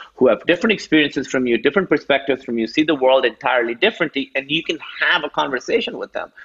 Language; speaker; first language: English; non-native, local second language; Urdu